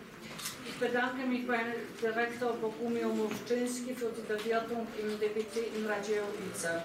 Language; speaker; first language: German; non-native, fluent; Polish